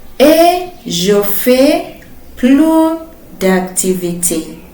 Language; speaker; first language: French; non-native, fluent; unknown